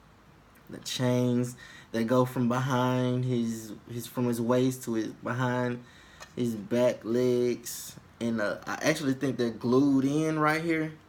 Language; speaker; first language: English; native; English